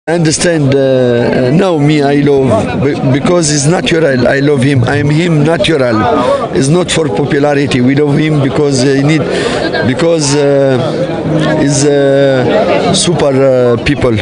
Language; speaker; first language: English; non-native, learner; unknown